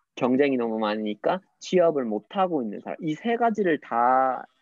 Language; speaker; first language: Korean; non-native, fluent; English